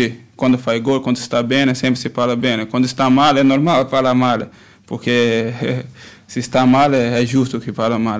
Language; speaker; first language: Italian; non-native, learner; Portuguese